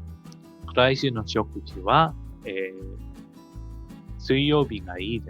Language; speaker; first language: Japanese; non-native, fluent; Indonesian